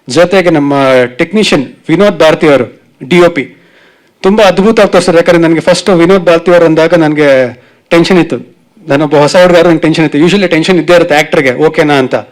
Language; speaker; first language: Kannada; native; Kannada